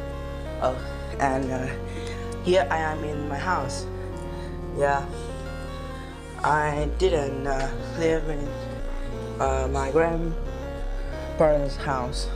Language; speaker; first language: English; non-native, learner; Vietnamese